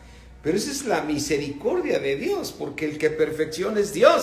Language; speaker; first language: Spanish; native; Spanish